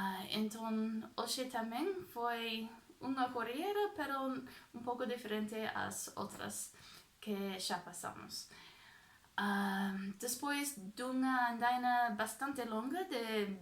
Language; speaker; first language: Portuguese; non-native, fluent; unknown